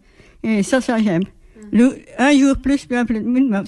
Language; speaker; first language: French; non-native, learner; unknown